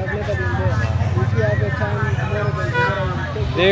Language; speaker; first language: English; non-native, learner; Swahili